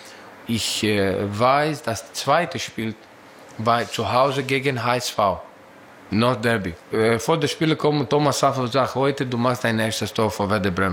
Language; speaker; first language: German; non-native, fluent; Greek